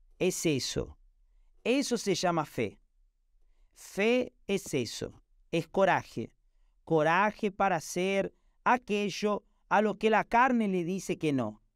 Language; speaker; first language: Spanish; non-native, fluent; Portuguese